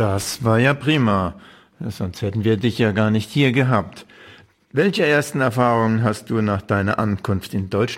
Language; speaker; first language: German; native; German